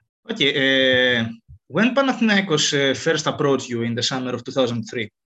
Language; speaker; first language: English; non-native, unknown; Greek